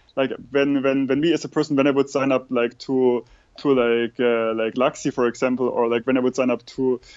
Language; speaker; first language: English; non-native, fluent; German